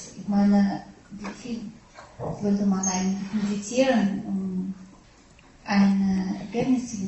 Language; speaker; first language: German; non-native, fluent; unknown